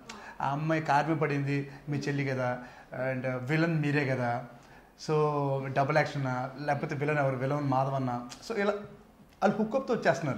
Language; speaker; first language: Telugu; native; Telugu